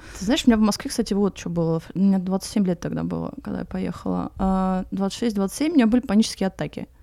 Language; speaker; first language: Russian; native; Russian